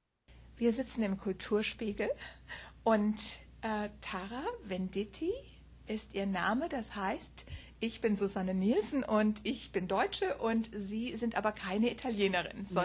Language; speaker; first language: German; native; German